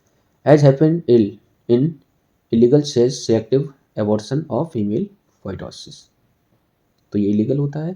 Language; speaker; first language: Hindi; native; Hindi